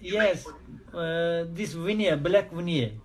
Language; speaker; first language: English; non-native, learner; Turkish